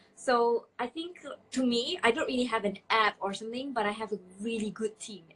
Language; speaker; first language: English; non-native, local second language; Malay